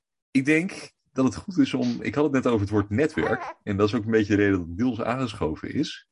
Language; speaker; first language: Dutch; native; Dutch